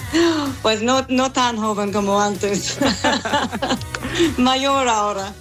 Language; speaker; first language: Spanish; non-native, learner; English